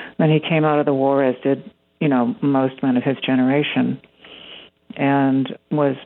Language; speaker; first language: English; native; English